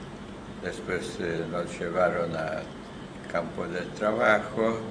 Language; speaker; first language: Spanish; non-native, fluent; Hungarian